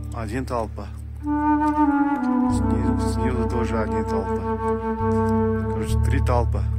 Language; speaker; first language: Russian; non-native, local second language; Uzbek